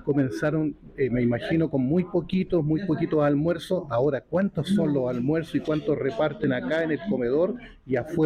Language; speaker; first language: Spanish; native; Spanish